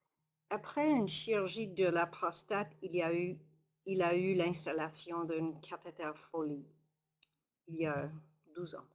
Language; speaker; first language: French; non-native, local second language; English